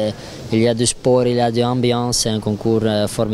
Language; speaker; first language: French; non-native, local second language; Dutch